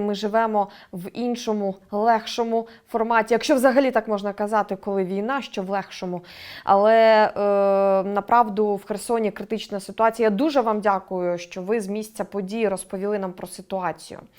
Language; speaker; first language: Ukrainian; native; Ukrainian